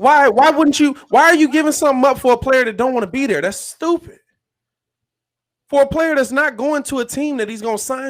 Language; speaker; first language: English; native; English